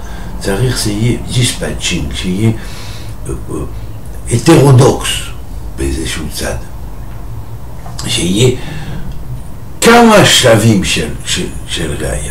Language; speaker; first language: Hebrew; non-native, fluent; French